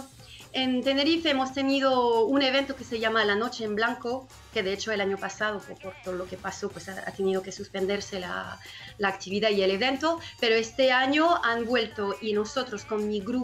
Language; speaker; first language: Spanish; non-native, fluent; French